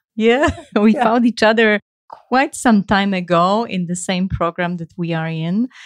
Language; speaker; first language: English; non-native, fluent; Polish